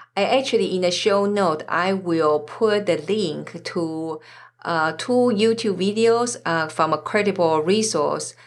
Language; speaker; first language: English; non-native, fluent; Chinese